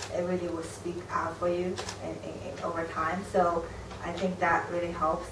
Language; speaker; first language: English; non-native, fluent; Chinese